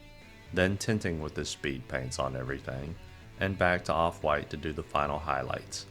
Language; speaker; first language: English; native; English